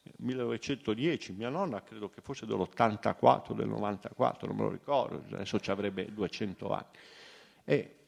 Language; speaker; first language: Italian; native; Italian